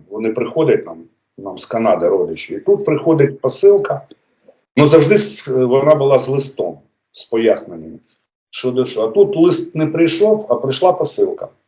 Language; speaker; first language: Ukrainian; native; Ukrainian